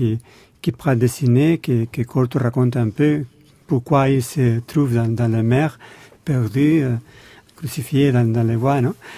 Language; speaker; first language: French; non-native, learner; Spanish